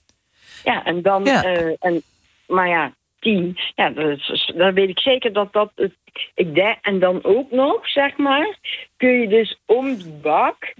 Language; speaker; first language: Dutch; native; Dutch